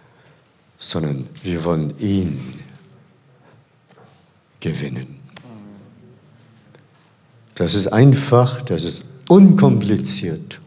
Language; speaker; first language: German; non-native, fluent; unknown